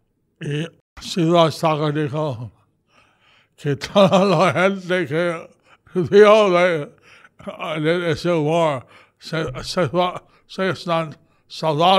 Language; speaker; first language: Spanish; non-native, learner; English